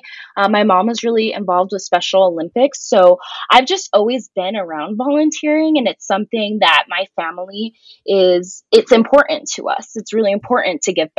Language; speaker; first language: English; native; English